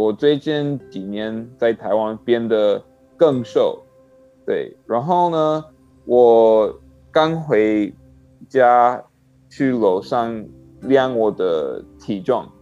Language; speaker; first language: Chinese; non-native, learner; English